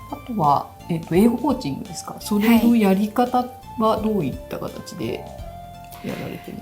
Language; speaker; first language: Japanese; native; Japanese